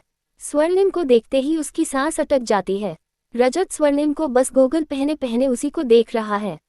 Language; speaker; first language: Hindi; native; Hindi